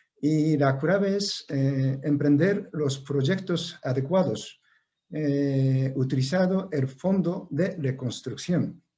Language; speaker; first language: Spanish; non-native, fluent; Japanese